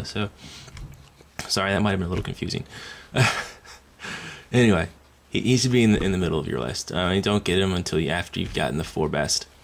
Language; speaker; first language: English; native; English